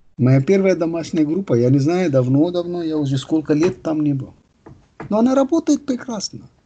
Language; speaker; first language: Russian; non-native, fluent; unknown